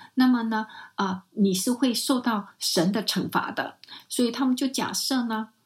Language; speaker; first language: Chinese; non-native, fluent; Spanish